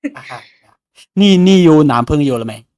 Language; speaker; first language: Chinese; non-native, fluent; Vietnamese